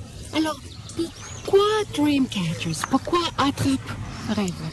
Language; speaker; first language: French; non-native, learner; English